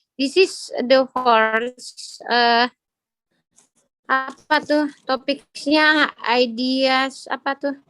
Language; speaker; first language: English; non-native, learner; Indonesian